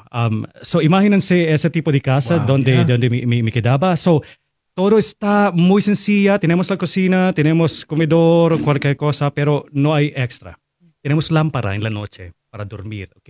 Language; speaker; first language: Spanish; non-native, fluent; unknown